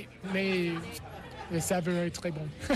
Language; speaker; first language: French; non-native, learner; English